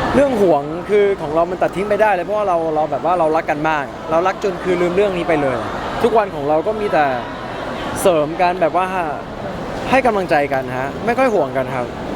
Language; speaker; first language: Thai; early bilingual, heritage; Thai